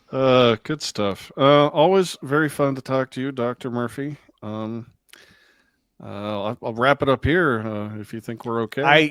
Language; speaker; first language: English; native; English